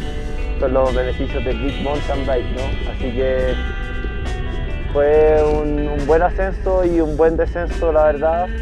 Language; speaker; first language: Spanish; native; Spanish